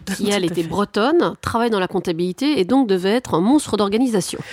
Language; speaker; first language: French; native; French